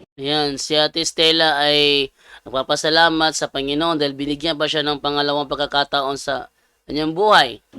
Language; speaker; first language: Filipino; non-native, local second language; Cebuano